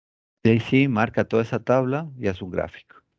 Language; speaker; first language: Spanish; native; Spanish